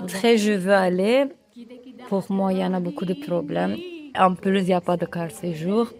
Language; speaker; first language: French; non-native, learner; Turkish